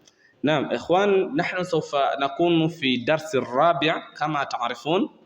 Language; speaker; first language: Arabic; non-native, fluent; Swahili